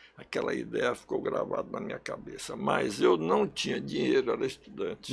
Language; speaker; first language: Portuguese; early bilingual, other home language; Russian